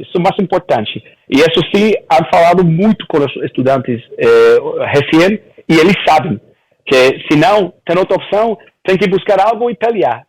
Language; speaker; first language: Portuguese; early bilingual, heritage; Portuguese